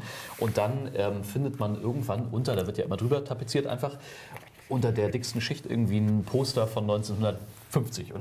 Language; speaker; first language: German; native; German